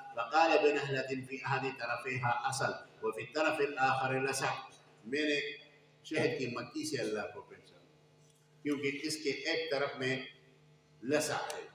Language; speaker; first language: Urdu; non-native, local second language; Pashto